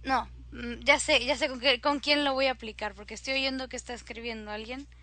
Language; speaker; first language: Spanish; native; Spanish